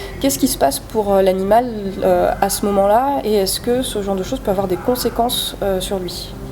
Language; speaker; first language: French; native; French